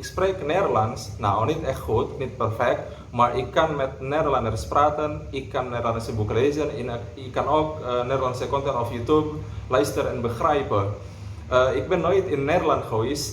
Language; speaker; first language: Dutch; non-native, learner; Indonesian